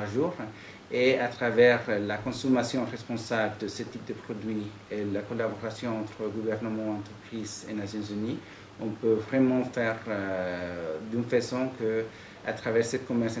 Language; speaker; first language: French; non-native, fluent; Spanish